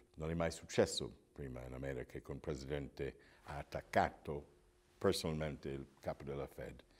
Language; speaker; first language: Italian; non-native, fluent; English